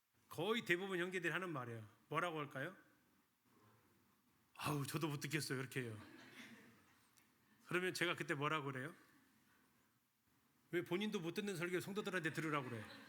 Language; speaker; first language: Korean; native; Korean